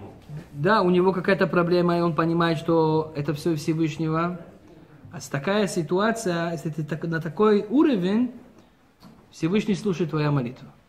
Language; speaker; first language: Russian; early bilingual, heritage; Russian